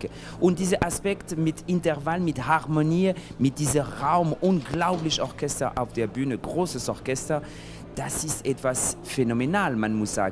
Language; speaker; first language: German; non-native, fluent; French